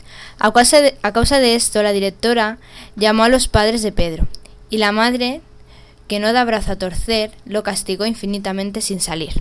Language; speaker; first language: Spanish; native; Spanish